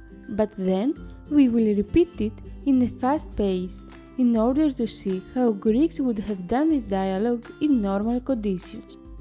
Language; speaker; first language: English; non-native, fluent; Greek